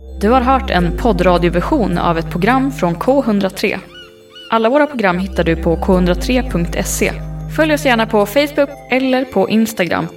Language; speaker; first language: Swedish; native; Swedish